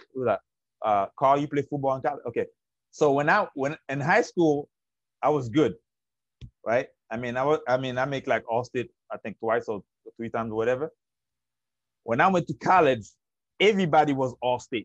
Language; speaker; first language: English; early bilingual, other home language; Haitian Creole